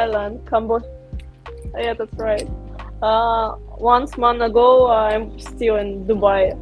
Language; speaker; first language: English; non-native, learner; Russian